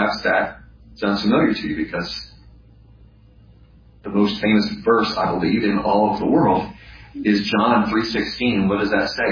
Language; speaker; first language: English; native; English